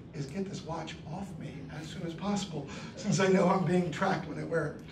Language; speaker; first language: English; native; English